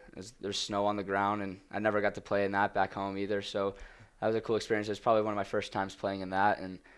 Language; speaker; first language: English; native; English